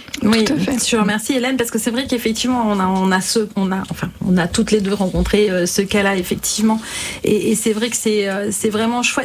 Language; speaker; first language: French; native; French